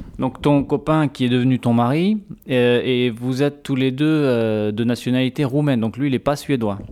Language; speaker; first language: French; native; French